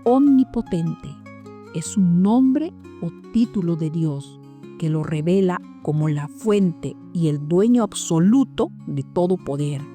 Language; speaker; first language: Spanish; native; Spanish